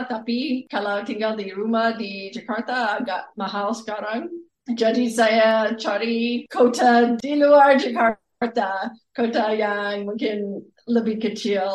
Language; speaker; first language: Indonesian; non-native, fluent; English